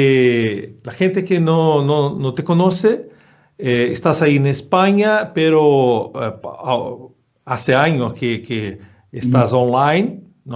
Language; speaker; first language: Spanish; non-native, fluent; Portuguese